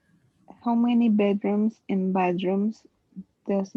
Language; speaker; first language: English; non-native, learner; Spanish